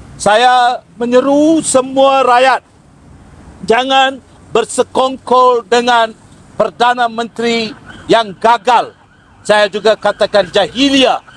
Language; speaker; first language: Malay; non-native, local second language; Tamil